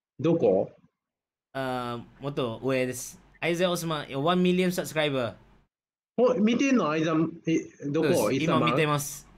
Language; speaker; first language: Japanese; non-native, fluent; Malay